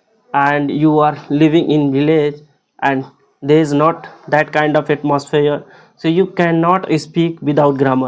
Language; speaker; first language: English; non-native, local second language; Hindi